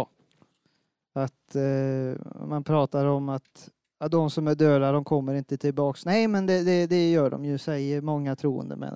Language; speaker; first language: Swedish; native; Swedish